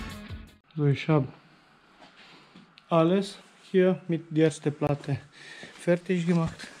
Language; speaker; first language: German; non-native, learner; Romanian